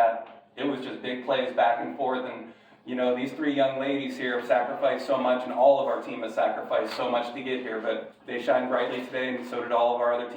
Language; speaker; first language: English; native; English